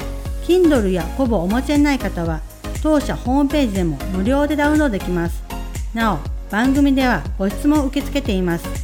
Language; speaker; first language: Japanese; native; Japanese